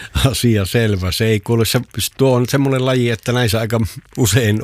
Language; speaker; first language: Finnish; native; Finnish